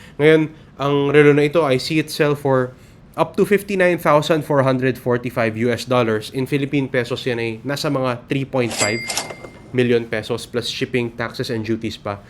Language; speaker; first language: Filipino; native; Filipino